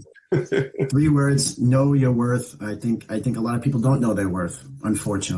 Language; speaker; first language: English; native; English